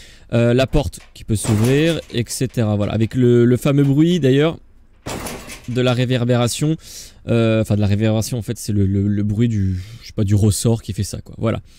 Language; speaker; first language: French; native; French